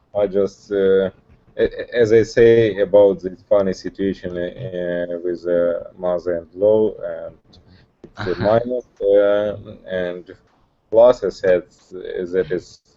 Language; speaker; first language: English; non-native, learner; Russian